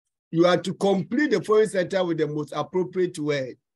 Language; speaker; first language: English; non-native, local second language; Akan